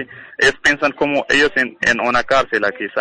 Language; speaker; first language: Spanish; non-native, learner; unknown